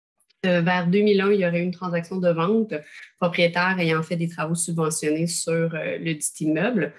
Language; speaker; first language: French; native; French